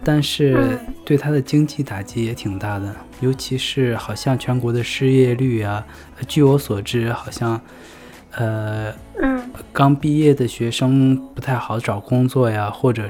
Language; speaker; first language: Chinese; native; Chinese